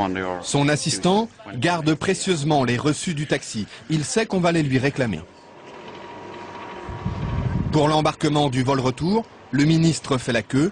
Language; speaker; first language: French; native; French